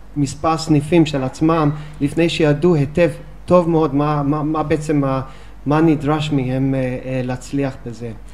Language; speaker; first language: Hebrew; non-native, fluent; English